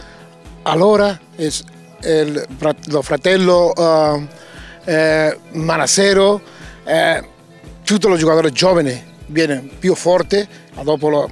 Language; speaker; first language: Italian; non-native, learner; Spanish